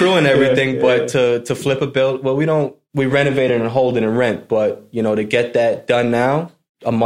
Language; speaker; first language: English; native; English